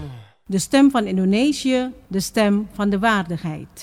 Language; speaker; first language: Dutch; non-native, fluent; Indonesian